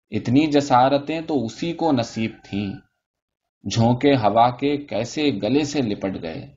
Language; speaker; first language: Urdu; native; Urdu